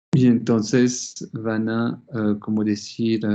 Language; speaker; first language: Spanish; non-native, fluent; French